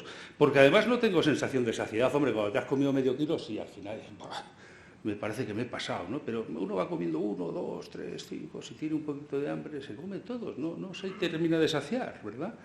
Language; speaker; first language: Spanish; native; Spanish